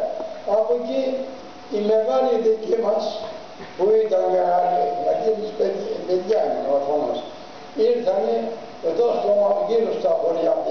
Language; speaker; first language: Greek; early bilingual, other home language; Turkish